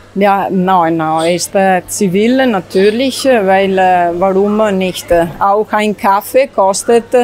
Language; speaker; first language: German; non-native, learner; Italian